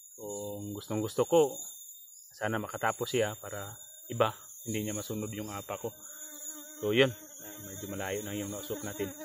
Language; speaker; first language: Filipino; non-native, local second language; Cebuano